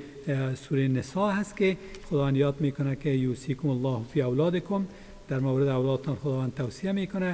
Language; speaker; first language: Persian; native; Persian